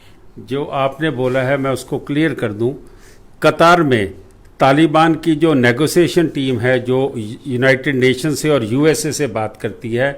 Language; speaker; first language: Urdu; non-native, local second language; Punjabi